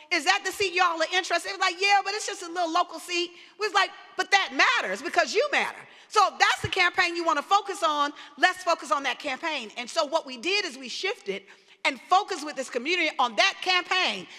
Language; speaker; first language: English; native; English